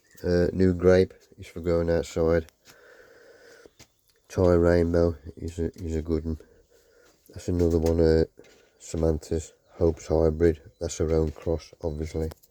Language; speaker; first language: English; native; English